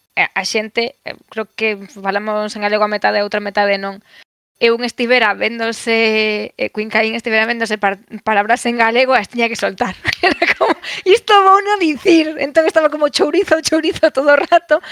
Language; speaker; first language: Galician; non-native, local second language; Spanish